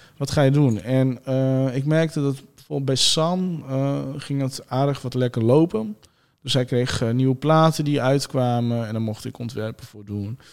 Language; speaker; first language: Dutch; early bilingual, other home language; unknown